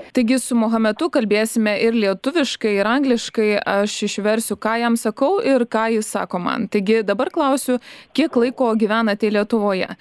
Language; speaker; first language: Lithuanian; native; Lithuanian